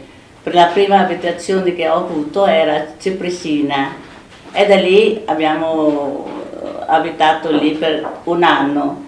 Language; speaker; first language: Italian; non-native, fluent; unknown